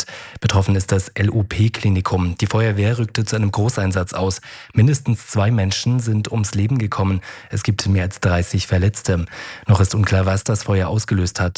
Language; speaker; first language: German; native; German